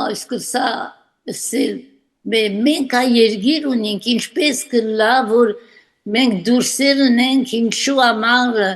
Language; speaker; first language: Armenian; early bilingual, heritage; Armenian